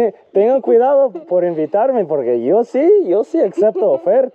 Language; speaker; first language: Spanish; non-native, fluent; English